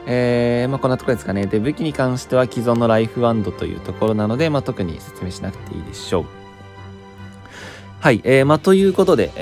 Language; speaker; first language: Japanese; native; Japanese